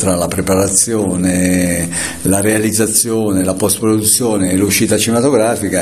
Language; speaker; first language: Italian; native; Italian